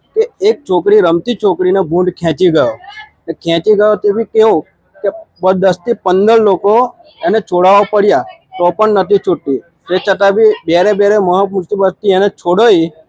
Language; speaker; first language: Gujarati; native; Gujarati